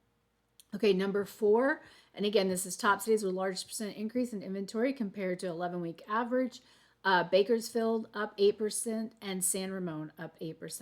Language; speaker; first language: English; native; English